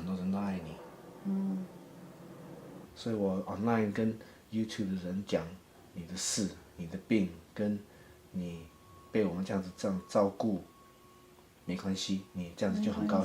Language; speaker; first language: Chinese; early bilingual, heritage; English